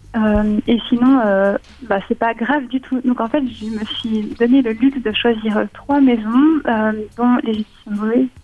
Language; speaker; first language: French; native; French